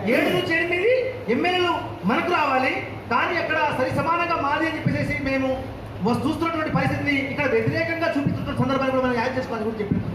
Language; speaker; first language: Telugu; non-native, local second language; Lambadi